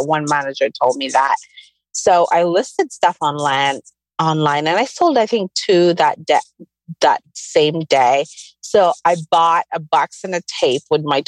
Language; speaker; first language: English; non-native, local second language; Cebuano